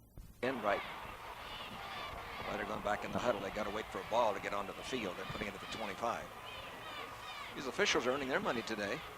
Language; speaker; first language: English; native; English